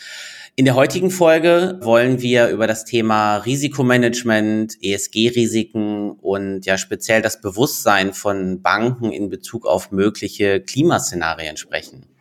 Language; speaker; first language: German; native; German